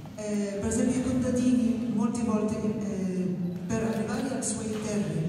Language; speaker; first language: Italian; non-native, fluent; Arabic